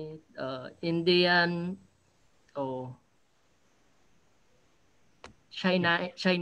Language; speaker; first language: English; non-native, learner; Thai